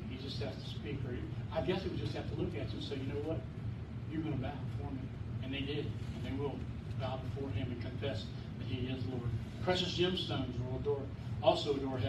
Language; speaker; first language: English; native; English